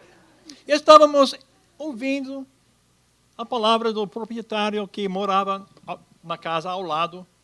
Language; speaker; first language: Portuguese; non-native, fluent; English